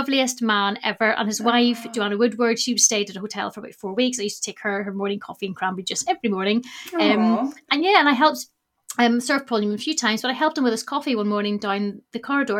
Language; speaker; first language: English; native; English